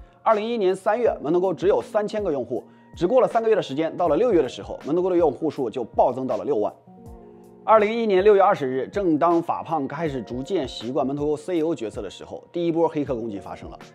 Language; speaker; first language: Chinese; native; Chinese